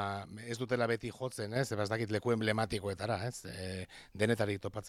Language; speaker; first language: Basque; native; Basque